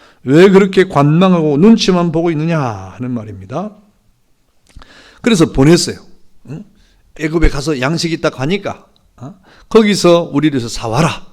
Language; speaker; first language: Korean; native; Korean